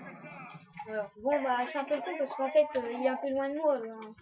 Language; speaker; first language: French; native; French